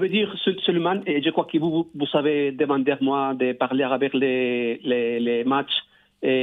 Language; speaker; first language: French; non-native, learner; Spanish